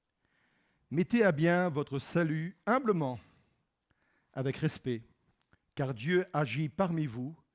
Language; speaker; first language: French; native; French